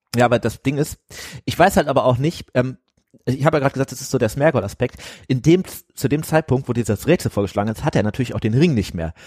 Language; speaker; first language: German; native; German